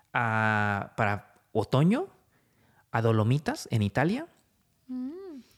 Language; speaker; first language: Spanish; native; Spanish